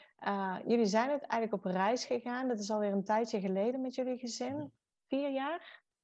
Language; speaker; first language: Dutch; native; Dutch